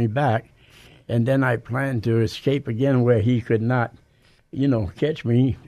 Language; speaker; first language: English; native; English